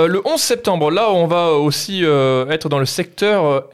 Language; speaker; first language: French; native; French